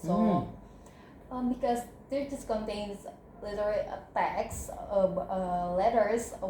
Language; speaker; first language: English; non-native, learner; Indonesian